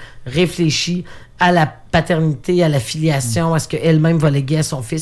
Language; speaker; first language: French; native; French